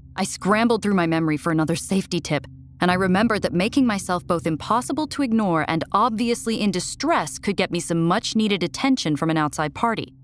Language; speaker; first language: English; native; English